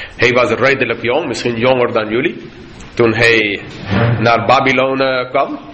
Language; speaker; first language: Dutch; non-native, fluent; English